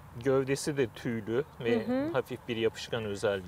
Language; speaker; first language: Turkish; native; Turkish